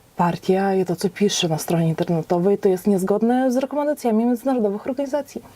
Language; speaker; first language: Polish; native; Polish